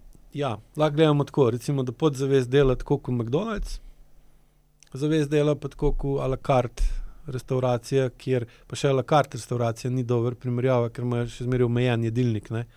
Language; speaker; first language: Slovenian; native; Slovenian